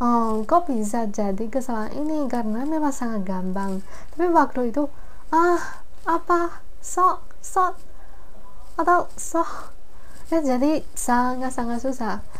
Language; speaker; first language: Indonesian; non-native, fluent; Chinese